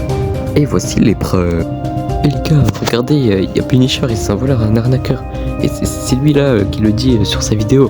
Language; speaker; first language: French; native; French